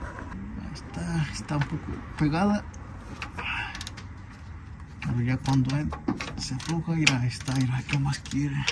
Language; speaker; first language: Spanish; early bilingual, heritage; Spanish